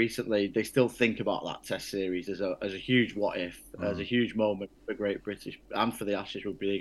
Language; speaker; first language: English; native; English